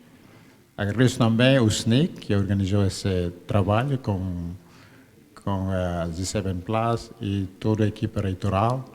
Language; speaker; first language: Portuguese; non-native, local second language; Tetum